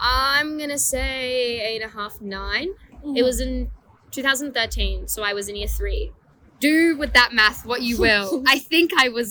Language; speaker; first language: English; non-native, fluent; Persian